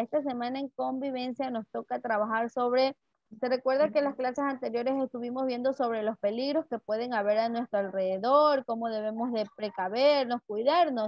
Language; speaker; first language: Spanish; native; Spanish